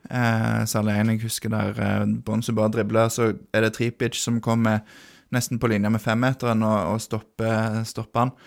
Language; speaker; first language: Norwegian; native; Norwegian